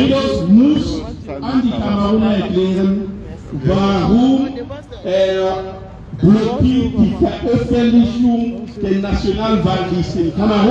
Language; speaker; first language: German; non-native, learner; French